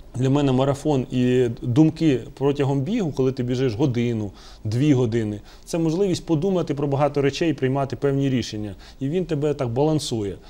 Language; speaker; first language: Ukrainian; native; Ukrainian